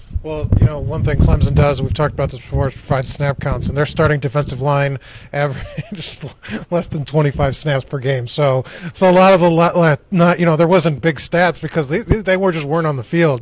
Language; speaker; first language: English; native; English